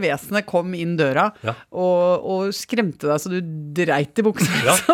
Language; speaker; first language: Norwegian; native; Norwegian